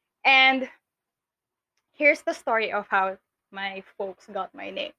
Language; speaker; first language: English; non-native, local second language; Filipino